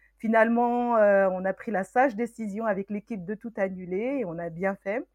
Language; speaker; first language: French; early bilingual, other home language; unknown